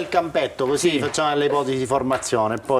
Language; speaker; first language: Italian; native; Italian